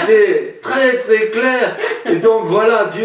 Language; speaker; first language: French; native; French